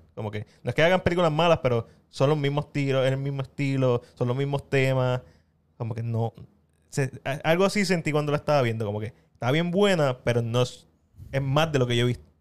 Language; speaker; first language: Spanish; native; Spanish